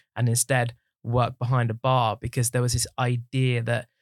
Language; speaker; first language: English; native; English